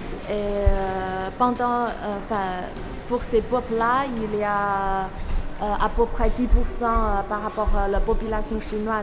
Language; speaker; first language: French; non-native, learner; Chinese